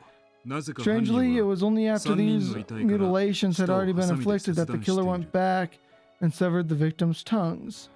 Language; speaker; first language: English; native; English